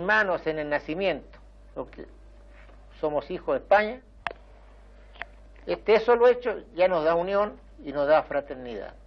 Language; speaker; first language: Spanish; native; Spanish